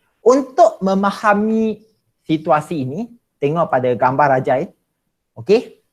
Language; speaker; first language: Malay; non-native, local second language; Chinese